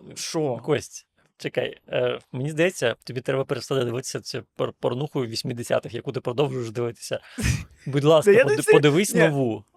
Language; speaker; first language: Ukrainian; native; Ukrainian